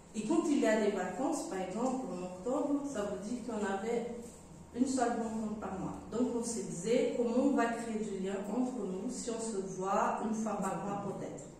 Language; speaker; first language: French; non-native, fluent; Portuguese